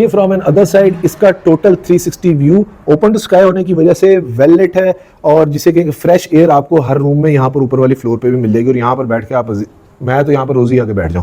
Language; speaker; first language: Urdu; native; Urdu